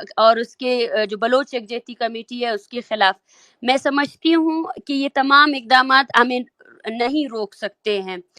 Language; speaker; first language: Urdu; non-native, local second language; Baluchi